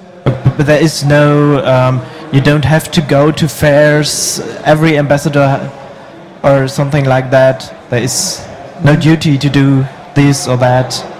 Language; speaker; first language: English; non-native, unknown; German